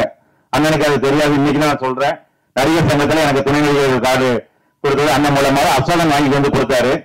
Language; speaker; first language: Tamil; native; Tamil